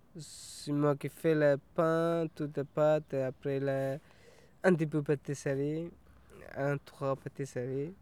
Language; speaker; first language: French; non-native, learner; Tamil